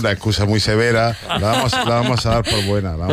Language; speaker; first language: Spanish; native; Spanish